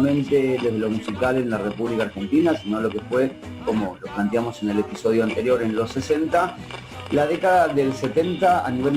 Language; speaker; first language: Spanish; native; Spanish